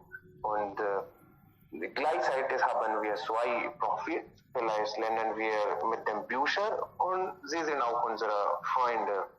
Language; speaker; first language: German; non-native, learner; Hindi